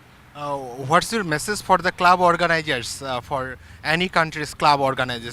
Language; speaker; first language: English; non-native, fluent; Bangla